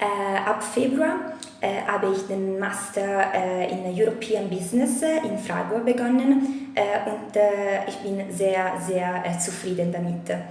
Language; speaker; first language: German; non-native, fluent; Italian